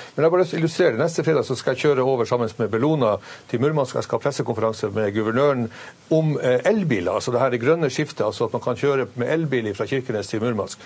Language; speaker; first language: Norwegian; native; Norwegian